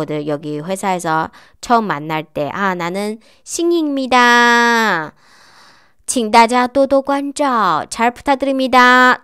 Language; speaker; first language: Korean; non-native, fluent; Chinese